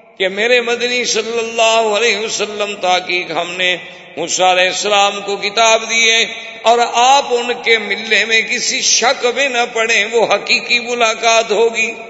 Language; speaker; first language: Urdu; native; Urdu